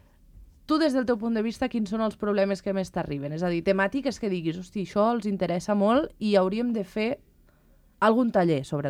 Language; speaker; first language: Catalan; native; Catalan